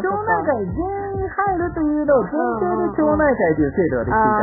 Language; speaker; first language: Japanese; native; Japanese